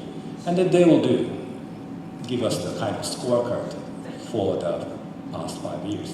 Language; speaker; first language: English; non-native, fluent; Japanese